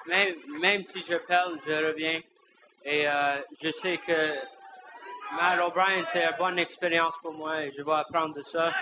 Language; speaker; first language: French; non-native, local second language; English